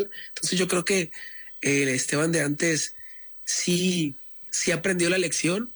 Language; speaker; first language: Spanish; native; Spanish